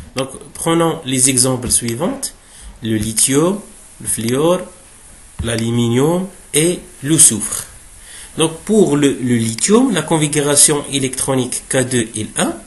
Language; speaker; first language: French; non-native, local second language; Arabic